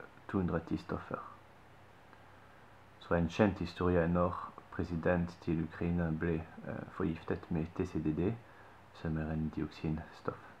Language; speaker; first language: Norwegian; non-native, fluent; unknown